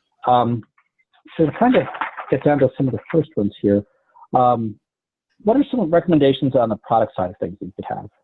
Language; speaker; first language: English; native; English